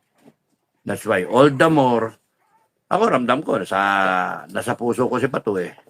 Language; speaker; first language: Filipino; native; Filipino